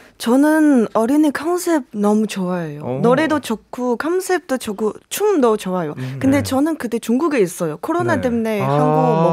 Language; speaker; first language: Korean; non-native, learner; Chinese